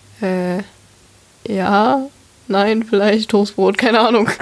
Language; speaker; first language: German; native; German